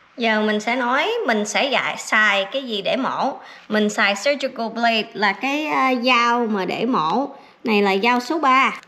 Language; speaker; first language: Vietnamese; early bilingual, heritage; Vietnamese